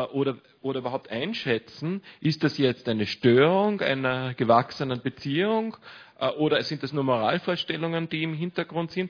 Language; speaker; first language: German; native; German